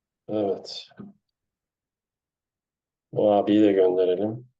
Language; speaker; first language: Turkish; native; Turkish